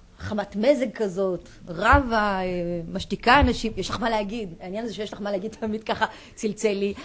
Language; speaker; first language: Hebrew; non-native, local second language; Arabic